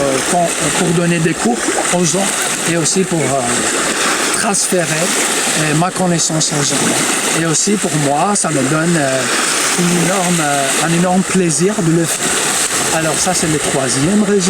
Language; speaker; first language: French; non-native, fluent; Greek